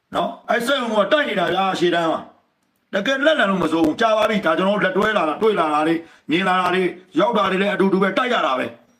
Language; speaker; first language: Burmese; native; Burmese